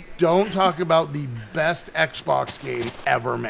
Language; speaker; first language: English; native; English